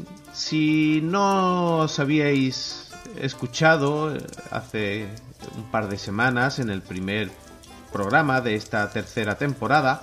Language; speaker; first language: Spanish; native; Spanish